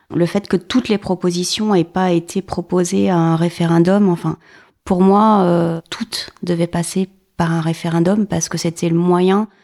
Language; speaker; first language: French; native; French